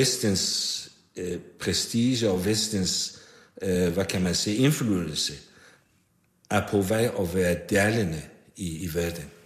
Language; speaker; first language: Danish; non-native, fluent; Persian